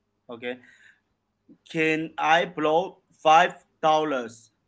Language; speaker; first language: English; non-native, learner; Chinese